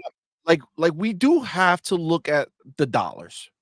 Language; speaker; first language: English; native; English